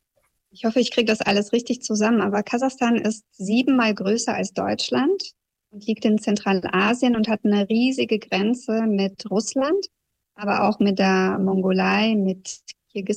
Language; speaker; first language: German; early bilingual, other home language; Russian